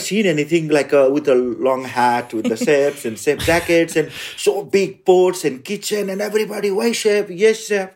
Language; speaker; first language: English; non-native, local second language; Nepali